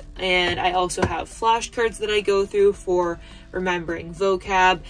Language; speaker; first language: English; native; English